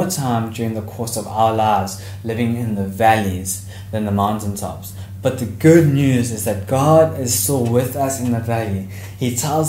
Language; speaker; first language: English; native; English